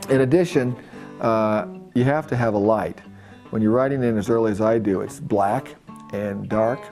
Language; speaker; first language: English; native; English